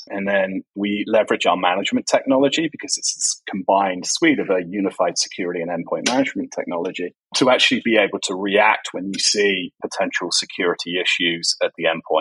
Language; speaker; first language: English; native; English